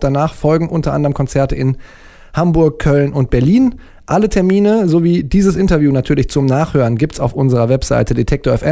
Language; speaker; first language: German; native; German